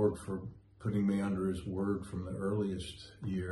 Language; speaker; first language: English; native; English